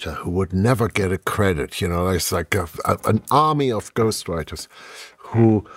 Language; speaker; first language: English; non-native, fluent; German